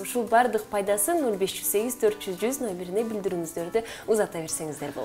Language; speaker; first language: Kyrgyz; native; Kyrgyz